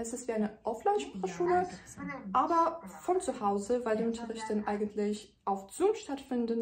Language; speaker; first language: German; non-native, fluent; Turkish